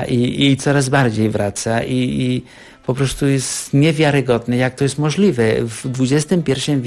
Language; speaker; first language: Polish; non-native, fluent; Catalan